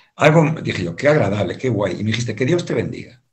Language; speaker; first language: Spanish; native; Spanish